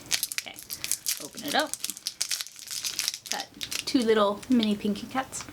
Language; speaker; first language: English; native; English